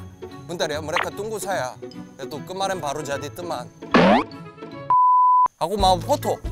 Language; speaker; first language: Indonesian; non-native, learner; Korean